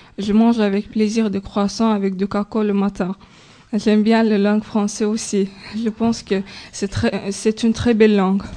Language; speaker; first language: French; non-native, learner; Azerbaijani